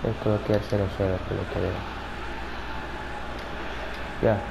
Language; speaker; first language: Spanish; native; Spanish